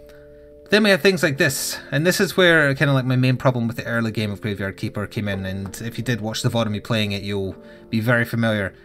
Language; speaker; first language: English; native; English